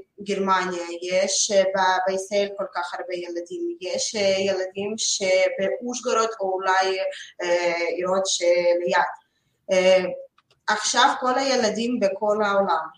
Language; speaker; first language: Hebrew; non-native, learner; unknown